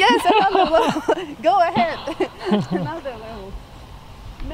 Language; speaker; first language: English; non-native, learner; Russian